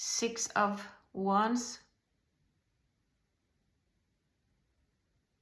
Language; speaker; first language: English; non-native, fluent; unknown